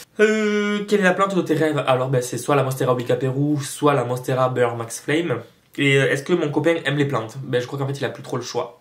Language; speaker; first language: French; native; French